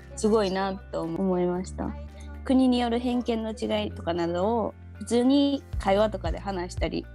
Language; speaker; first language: Japanese; native; Japanese